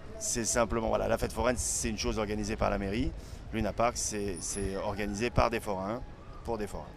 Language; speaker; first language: French; native; French